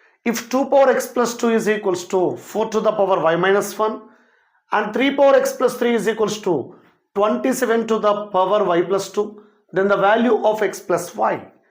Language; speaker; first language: English; non-native, local second language; Telugu